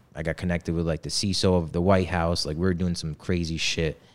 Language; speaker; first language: English; early bilingual, other home language; Polish